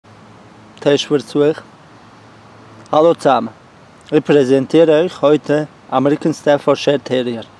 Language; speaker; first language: German; non-native, learner; Turkish